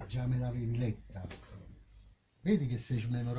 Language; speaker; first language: Italian; native; Italian